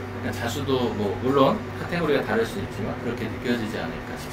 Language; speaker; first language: Korean; native; Korean